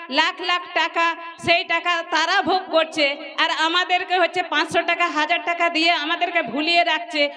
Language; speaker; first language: Bangla; non-native, local second language; Santali